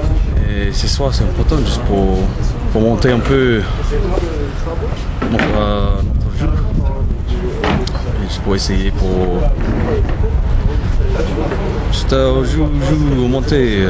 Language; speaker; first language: French; non-native, learner; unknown